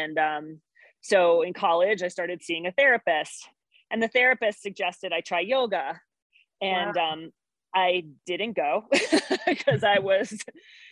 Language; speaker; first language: English; native; English